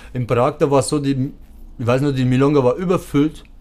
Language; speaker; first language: German; early bilingual, other home language; Turkish